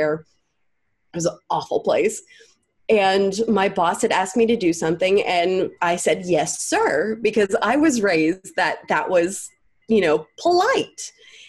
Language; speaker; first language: English; native; English